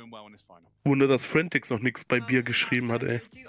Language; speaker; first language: German; native; German